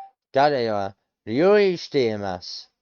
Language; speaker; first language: Japanese; non-native, learner; English